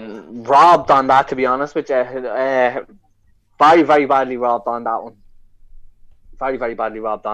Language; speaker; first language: English; native; English